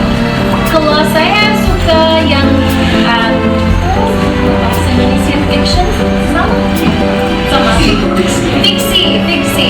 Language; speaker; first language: Indonesian; non-native, fluent; English